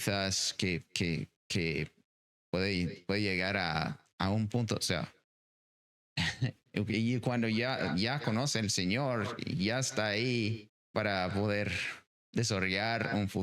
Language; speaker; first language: Spanish; non-native, fluent; English